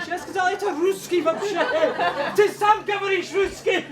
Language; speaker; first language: Russian; non-native, learner; English